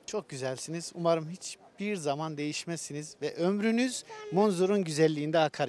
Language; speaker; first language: Turkish; native; Turkish